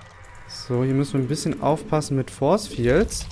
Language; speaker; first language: German; native; German